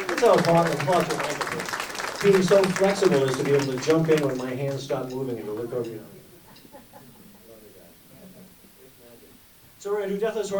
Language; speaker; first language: English; native; English